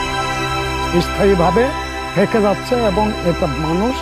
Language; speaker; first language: Bangla; non-native, local second language; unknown